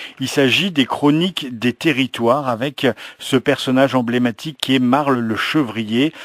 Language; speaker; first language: French; native; French